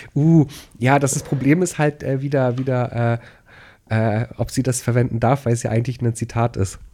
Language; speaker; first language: German; native; German